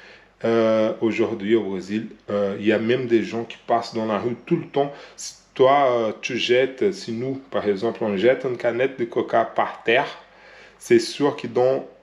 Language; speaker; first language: French; non-native, learner; Portuguese